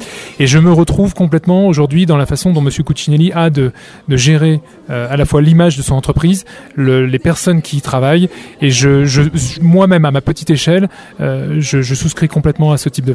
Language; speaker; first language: French; native; French